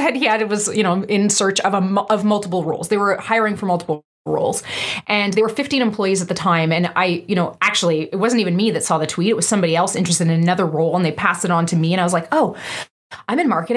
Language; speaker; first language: English; native; English